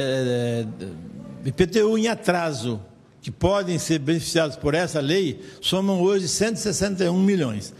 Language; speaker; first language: Portuguese; native; Portuguese